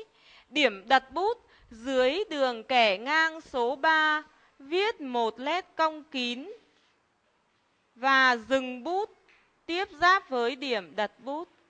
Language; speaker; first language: Vietnamese; native; Vietnamese